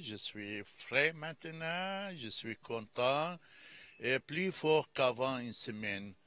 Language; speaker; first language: French; non-native, fluent; English